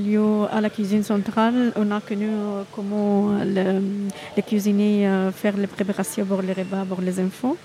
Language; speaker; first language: French; non-native, learner; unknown